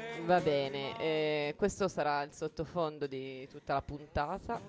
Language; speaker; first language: Italian; native; Italian